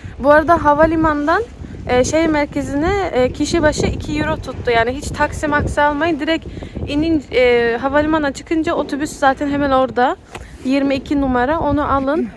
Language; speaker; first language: Turkish; early bilingual, heritage; Turkish